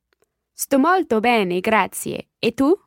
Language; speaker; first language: Italian; non-native, learner; English